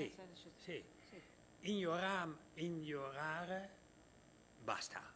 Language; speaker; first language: Italian; non-native, fluent; Dutch